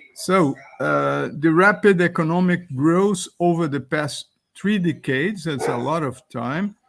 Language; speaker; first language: English; non-native, fluent; Portuguese